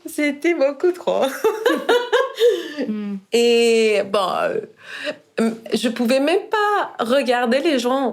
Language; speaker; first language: French; non-native, fluent; Persian